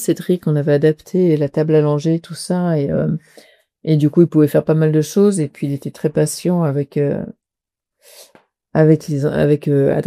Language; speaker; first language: French; native; French